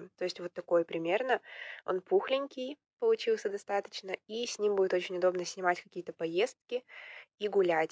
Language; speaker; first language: Russian; native; Russian